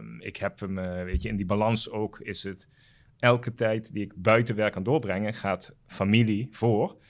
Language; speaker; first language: Dutch; non-native, local second language; Papiamento